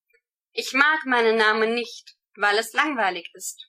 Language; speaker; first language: German; non-native, learner; English